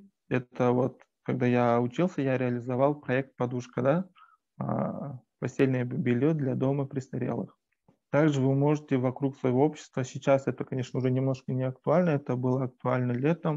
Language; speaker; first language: Russian; native; Russian